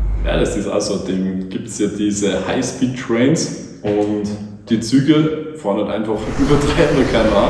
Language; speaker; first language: German; native; German